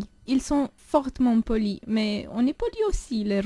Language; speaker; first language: French; non-native, fluent; Romanian